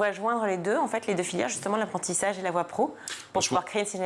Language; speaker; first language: French; native; French